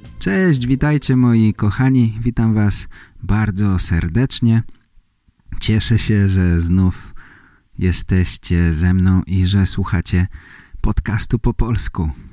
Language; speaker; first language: Polish; native; Polish